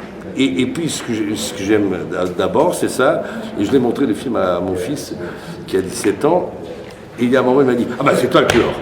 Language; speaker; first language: French; non-native, fluent; Portuguese